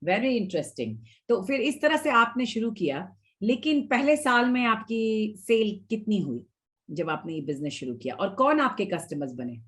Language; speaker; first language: Hindi; native; Hindi